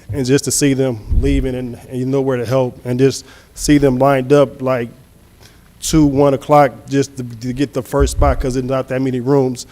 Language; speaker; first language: English; native; English